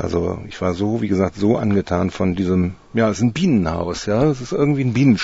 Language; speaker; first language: German; native; German